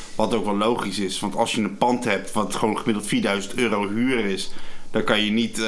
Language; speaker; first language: Dutch; native; Dutch